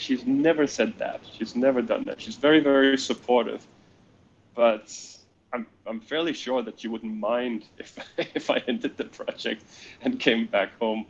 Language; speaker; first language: English; non-native, fluent; Danish